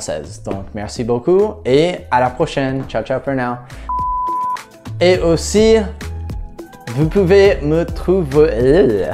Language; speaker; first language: French; non-native, fluent; English